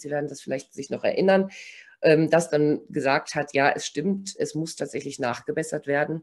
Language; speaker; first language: German; native; German